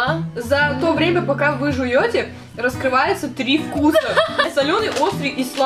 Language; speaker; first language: Russian; native; Russian